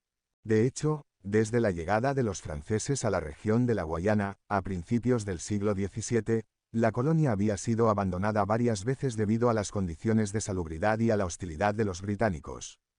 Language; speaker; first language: Spanish; native; Spanish